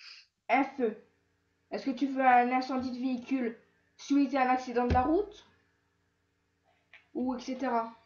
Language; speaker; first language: French; native; French